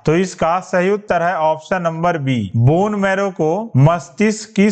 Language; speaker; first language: Hindi; native; Hindi